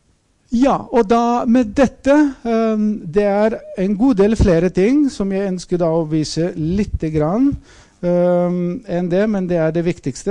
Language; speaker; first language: Norwegian; non-native, fluent; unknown